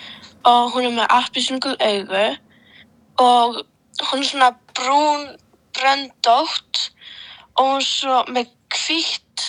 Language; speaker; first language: Icelandic; early bilingual, other home language; Polish